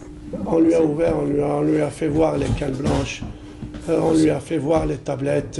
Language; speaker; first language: French; non-native, local second language; Arabic